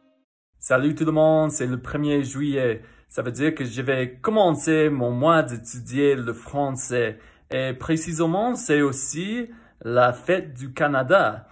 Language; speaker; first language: French; non-native, fluent; English